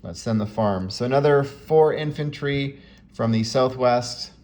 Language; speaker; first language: English; native; English